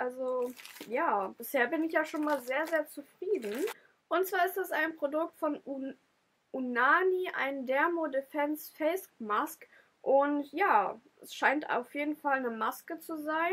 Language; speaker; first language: German; native; German